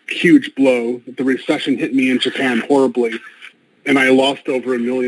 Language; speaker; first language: English; native; English